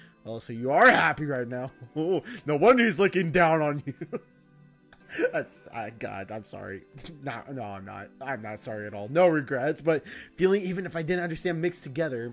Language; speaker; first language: English; native; English